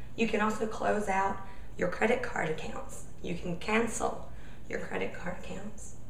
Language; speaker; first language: English; native; English